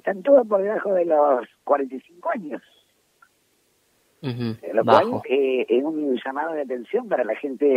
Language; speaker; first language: Spanish; native; Spanish